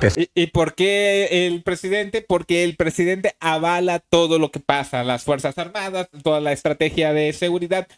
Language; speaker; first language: Spanish; native; Spanish